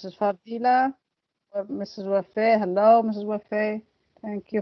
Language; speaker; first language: English; non-native, fluent; Arabic